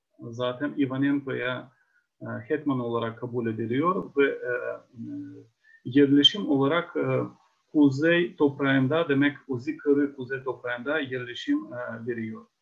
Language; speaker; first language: Turkish; non-native, fluent; Ukrainian